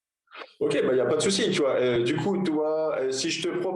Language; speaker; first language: French; native; French